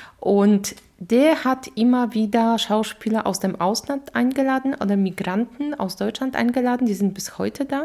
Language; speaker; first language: German; non-native, fluent; Polish